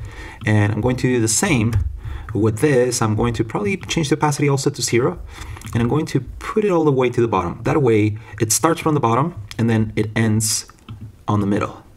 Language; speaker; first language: English; non-native, fluent; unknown